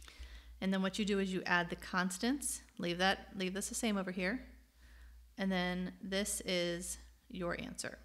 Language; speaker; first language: English; native; English